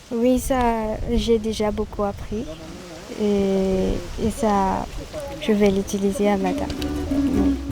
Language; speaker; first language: French; non-native, local second language; Malagasy